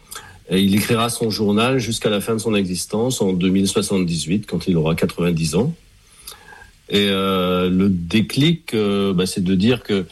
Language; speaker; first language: French; native; French